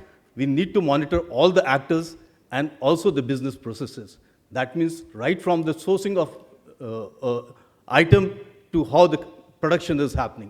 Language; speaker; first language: English; non-native, local second language; Hindi